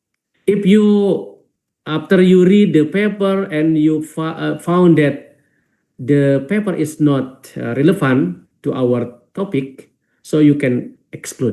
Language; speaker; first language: English; non-native, fluent; Indonesian